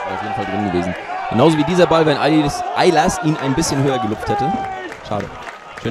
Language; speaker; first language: German; native; German